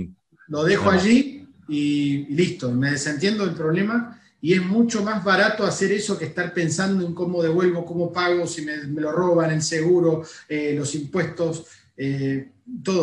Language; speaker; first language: Spanish; native; Spanish